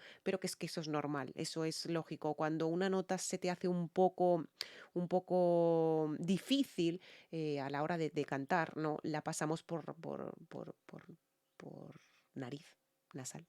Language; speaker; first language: Spanish; native; Spanish